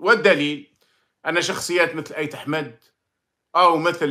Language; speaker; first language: Arabic; native; Arabic